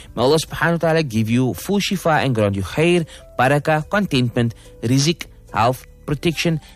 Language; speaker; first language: English; native; English